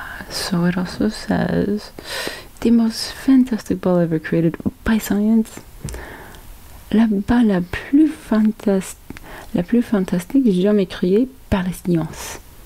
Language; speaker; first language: French; non-native, fluent; English